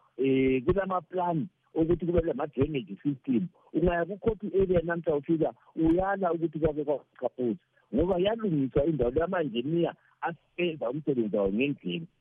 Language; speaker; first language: Zulu; non-native, local second language; Shona